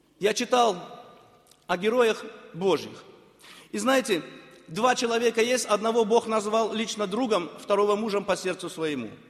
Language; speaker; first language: Russian; native; Russian